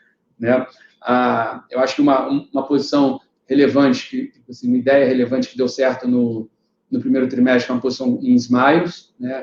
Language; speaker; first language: Portuguese; native; Portuguese